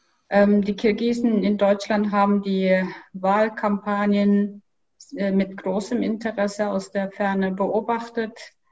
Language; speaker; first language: German; non-native, fluent; Kyrgyz